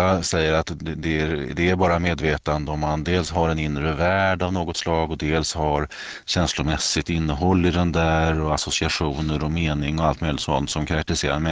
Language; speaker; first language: Swedish; native; Swedish